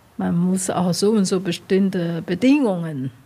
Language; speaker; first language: German; non-native, learner; Chinese